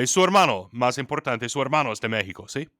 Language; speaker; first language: Spanish; non-native, fluent; English